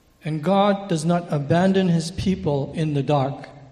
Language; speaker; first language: English; native; English